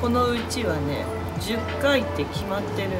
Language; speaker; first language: Japanese; native; Japanese